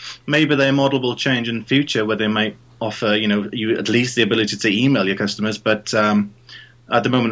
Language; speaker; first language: English; native; English